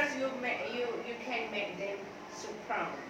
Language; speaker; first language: English; non-native, learner; Thai